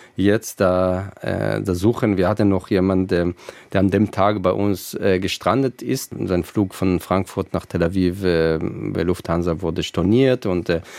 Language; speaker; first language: German; non-native, fluent; Hebrew